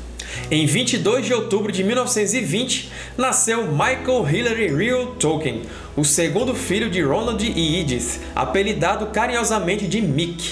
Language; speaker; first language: Portuguese; native; Portuguese